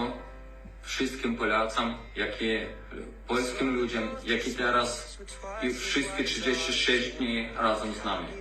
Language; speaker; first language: Polish; non-native, learner; Ukrainian